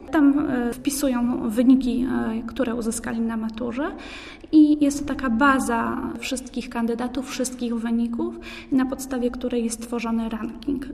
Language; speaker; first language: Polish; native; Polish